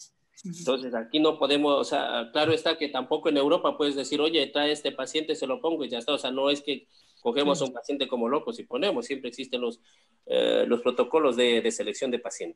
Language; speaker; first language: Spanish; native; Spanish